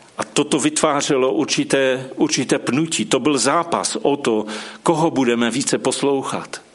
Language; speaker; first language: Czech; non-native, local second language; Polish